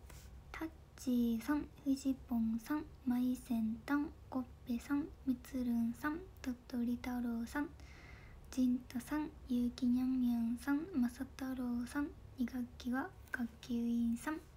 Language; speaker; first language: Japanese; native; Japanese